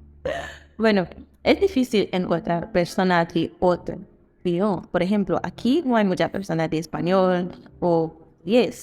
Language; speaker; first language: Spanish; non-native, fluent; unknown